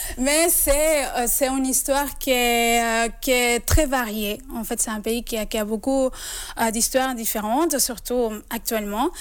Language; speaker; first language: French; non-native, fluent; Spanish